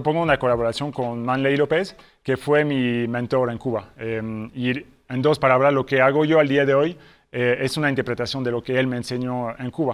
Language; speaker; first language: Spanish; non-native, fluent; French